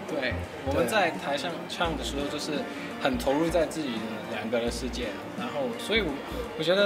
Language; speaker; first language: Chinese; non-native, local second language; Cantonese